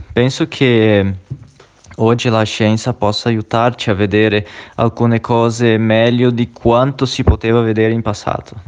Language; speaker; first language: Italian; non-native, fluent; Portuguese